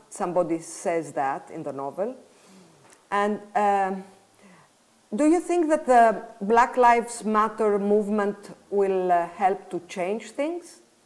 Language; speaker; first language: English; non-native, fluent; Greek